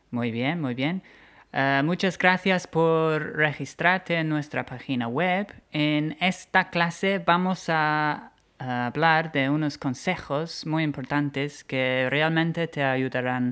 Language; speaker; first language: Spanish; non-native, fluent; English